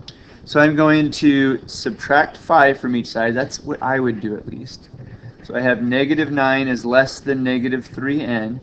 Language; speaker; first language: English; native; English